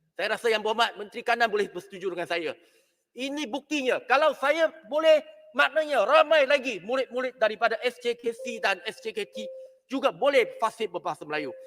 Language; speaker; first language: Malay; non-native, local second language; Chinese